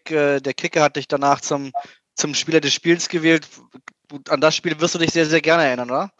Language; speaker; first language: German; native; German